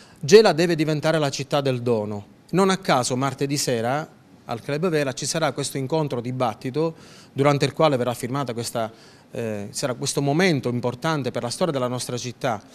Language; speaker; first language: Italian; native; Italian